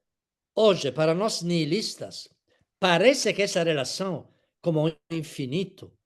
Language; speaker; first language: Portuguese; non-native, learner; Italian